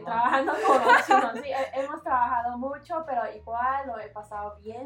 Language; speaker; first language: Spanish; non-native, learner; Chinese